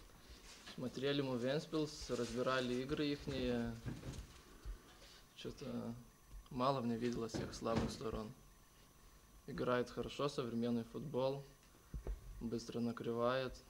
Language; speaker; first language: Russian; non-native, local second language; Lithuanian